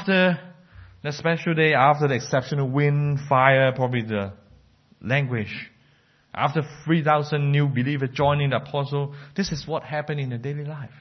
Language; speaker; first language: English; non-native, fluent; Cantonese